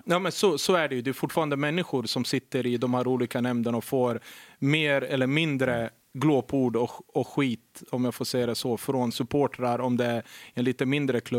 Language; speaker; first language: Swedish; native; Swedish